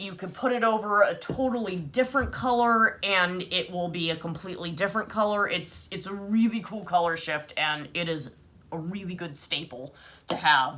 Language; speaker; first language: English; native; English